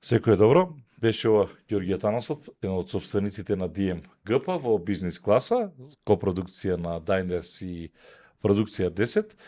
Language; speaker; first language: Macedonian; native; Macedonian